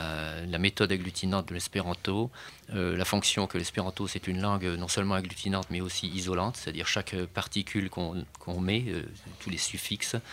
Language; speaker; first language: French; native; French